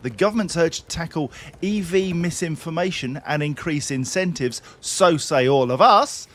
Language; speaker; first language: English; native; English